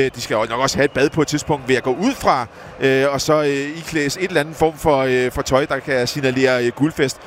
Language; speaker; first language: Danish; native; Danish